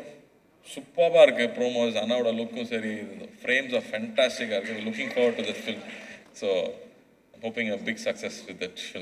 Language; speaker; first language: Tamil; native; Tamil